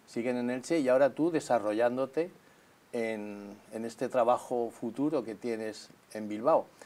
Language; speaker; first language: Spanish; native; Spanish